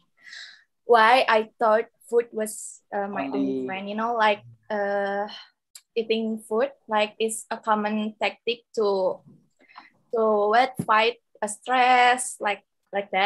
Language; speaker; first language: English; non-native, local second language; Indonesian